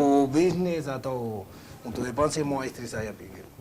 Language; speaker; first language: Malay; non-native, learner; Spanish